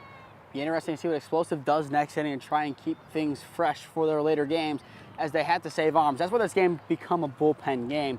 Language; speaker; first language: English; native; English